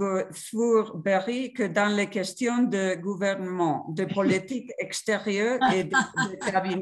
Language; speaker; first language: French; non-native, fluent; Spanish